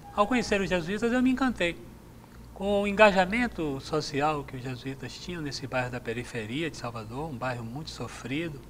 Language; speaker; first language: Portuguese; native; Portuguese